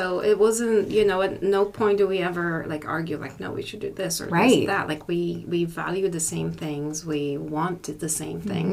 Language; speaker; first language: English; non-native, fluent; Polish